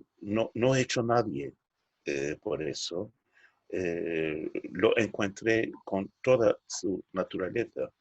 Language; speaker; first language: Spanish; non-native, fluent; Turkish